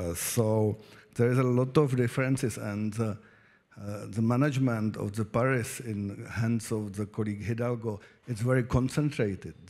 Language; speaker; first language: English; non-native, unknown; Czech